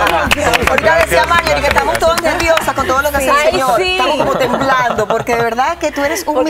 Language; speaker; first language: Spanish; native; Spanish